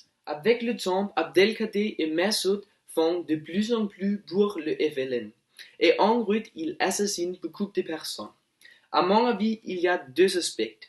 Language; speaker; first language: French; non-native, learner; Norwegian